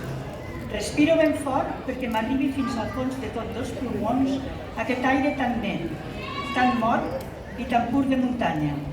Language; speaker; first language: Catalan; native; Catalan